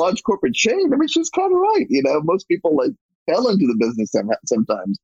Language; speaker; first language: English; native; English